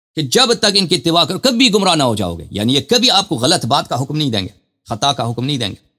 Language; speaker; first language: Urdu; non-native, fluent; Persian